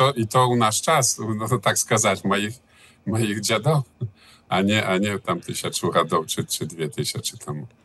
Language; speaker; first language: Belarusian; early bilingual, heritage; Belarusian